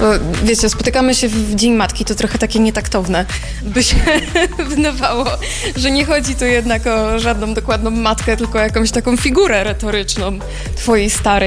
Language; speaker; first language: Polish; native; Polish